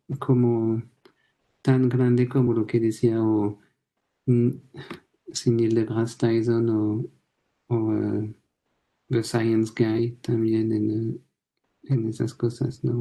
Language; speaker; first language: Spanish; non-native, fluent; French